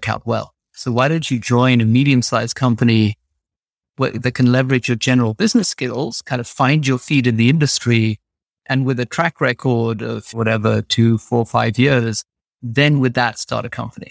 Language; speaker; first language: English; native; English